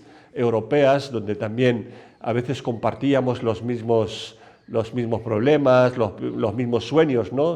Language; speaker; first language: Spanish; non-native, fluent; Arabic